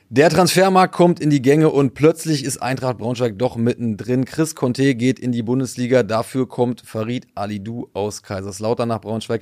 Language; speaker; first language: German; native; German